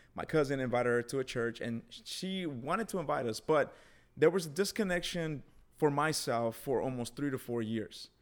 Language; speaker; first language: English; early bilingual, other home language; Spanish